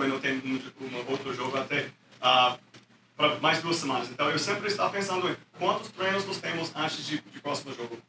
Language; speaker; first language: Portuguese; non-native, learner; English